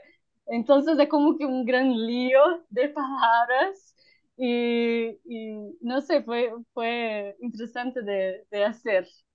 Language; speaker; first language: Spanish; non-native, learner; Portuguese